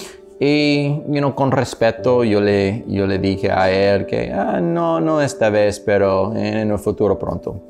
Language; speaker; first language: Spanish; non-native, learner; English